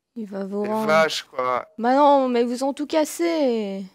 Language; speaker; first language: French; native; French